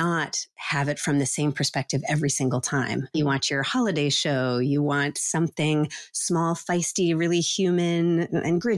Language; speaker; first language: English; native; English